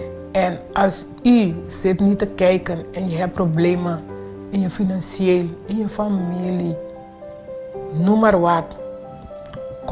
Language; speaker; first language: Dutch; non-native, local second language; Papiamento